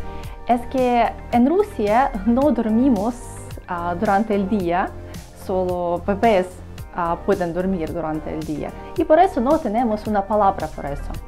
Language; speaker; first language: Spanish; non-native, learner; Russian